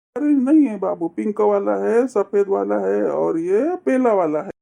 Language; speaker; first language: Hindi; non-native, local second language; Marathi